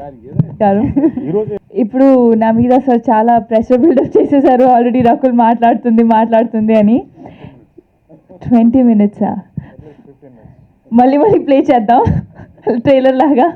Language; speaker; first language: Telugu; non-native, local second language; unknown